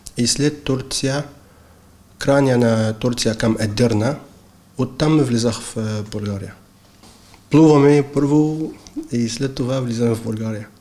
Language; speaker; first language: Bulgarian; non-native, learner; Arabic